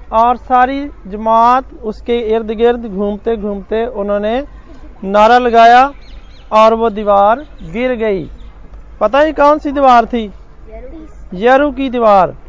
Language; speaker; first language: Urdu; non-native, local second language; Punjabi